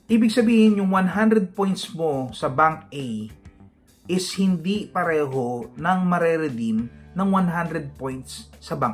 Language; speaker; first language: Filipino; native; Filipino